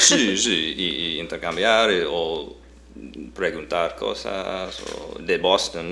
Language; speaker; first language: Spanish; non-native, fluent; English